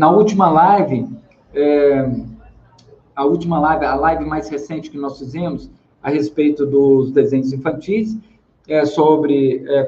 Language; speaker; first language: Portuguese; native; Portuguese